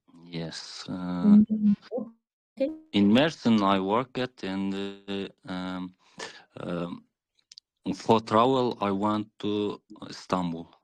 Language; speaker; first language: English; non-native, learner; Kyrgyz